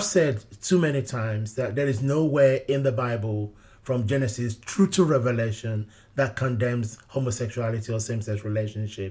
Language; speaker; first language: English; non-native, local second language; Yoruba